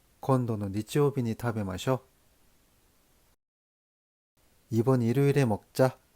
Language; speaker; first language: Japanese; non-native, learner; Korean